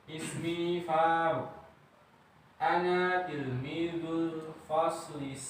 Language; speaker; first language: Arabic; non-native, learner; Indonesian